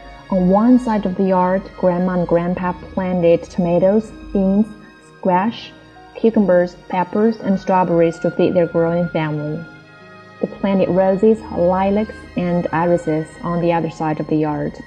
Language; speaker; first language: English; non-native, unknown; Chinese